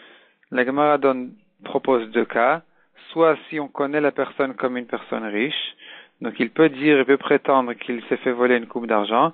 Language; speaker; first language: French; native; French